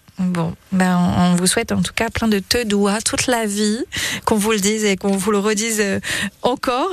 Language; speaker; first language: French; native; French